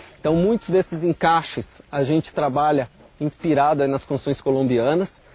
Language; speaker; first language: Portuguese; native; Portuguese